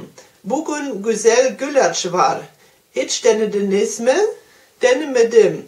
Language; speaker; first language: Turkish; non-native, learner; German